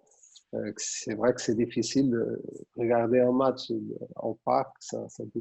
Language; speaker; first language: French; non-native, fluent; Portuguese